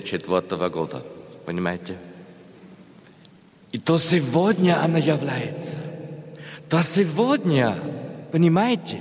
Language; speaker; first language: Russian; non-native, learner; German